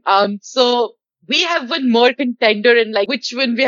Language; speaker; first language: English; non-native, local second language; Hindi